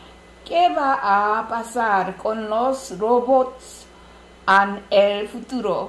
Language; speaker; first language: Spanish; non-native, learner; Korean